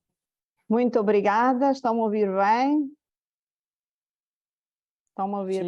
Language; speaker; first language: Portuguese; non-native, fluent; Italian